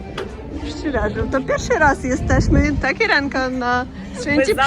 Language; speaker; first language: Polish; non-native, learner; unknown